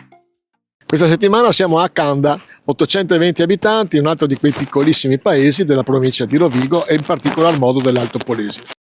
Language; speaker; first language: Italian; native; Italian